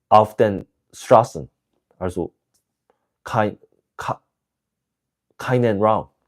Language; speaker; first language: German; non-native, learner; English